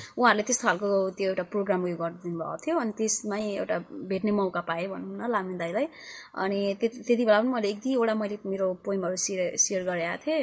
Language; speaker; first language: Nepali; early bilingual, heritage; Nepali